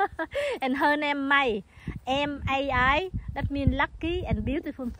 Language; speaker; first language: English; non-native, local second language; Vietnamese